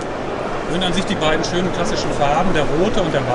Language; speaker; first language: German; native; German